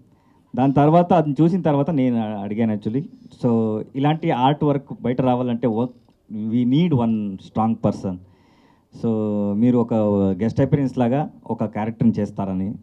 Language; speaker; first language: Telugu; non-native, local second language; Kannada